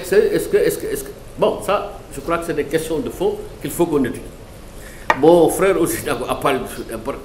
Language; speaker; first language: French; non-native, local second language; Wolof